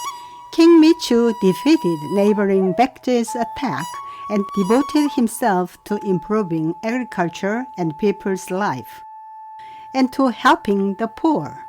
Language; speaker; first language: English; non-native, fluent; Korean